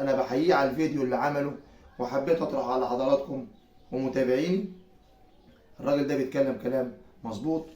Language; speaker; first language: Egyptian Arabic; native; Egyptian Arabic